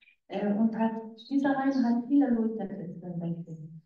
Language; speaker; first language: German; non-native, learner; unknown